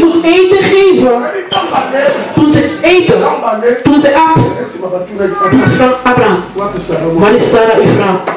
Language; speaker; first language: Dutch; non-native, learner; Lingala